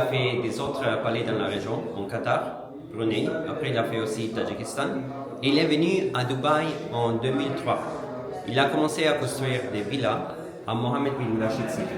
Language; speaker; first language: French; non-native, learner; Italian